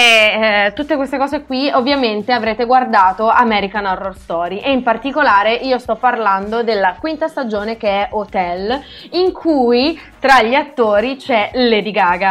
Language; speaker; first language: Italian; native; Italian